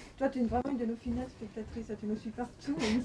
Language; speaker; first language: French; native; French